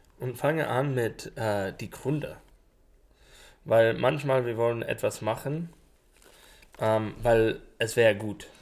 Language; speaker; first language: German; non-native, learner; English